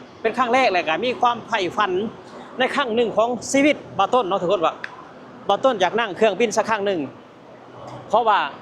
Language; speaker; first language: Thai; non-native, local second language; Lao